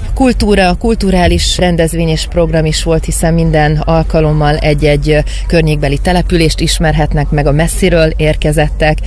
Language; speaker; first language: Hungarian; native; Hungarian